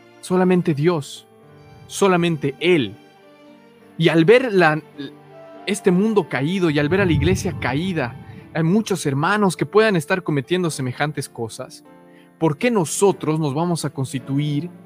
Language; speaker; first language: Spanish; native; Spanish